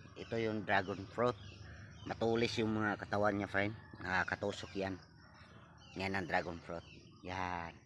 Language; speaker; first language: Filipino; non-native, local second language; Cebuano